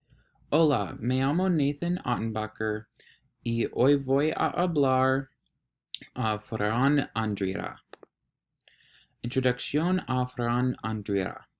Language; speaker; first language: Spanish; non-native, learner; English